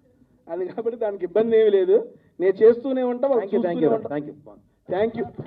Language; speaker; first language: Telugu; native; Telugu